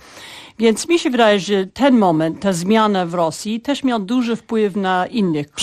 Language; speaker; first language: Polish; non-native, fluent; English